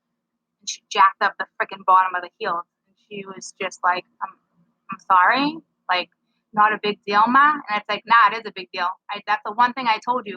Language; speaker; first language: English; native; English